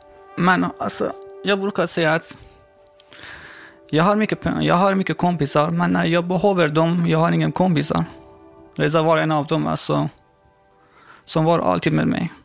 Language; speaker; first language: Swedish; non-native, learner; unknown